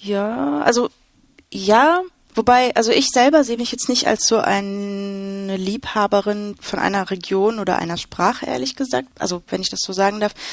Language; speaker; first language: German; native; German